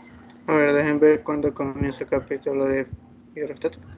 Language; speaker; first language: Spanish; native; Spanish